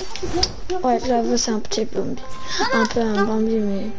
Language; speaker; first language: French; native; French